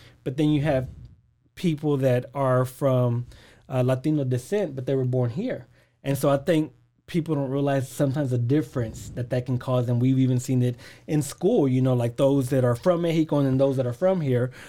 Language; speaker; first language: English; early bilingual, other home language; Spanish